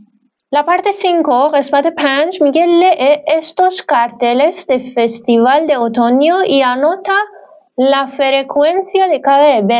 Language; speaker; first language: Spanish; non-native, fluent; Persian